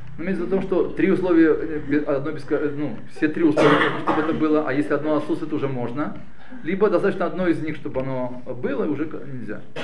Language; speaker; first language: Russian; early bilingual, heritage; Russian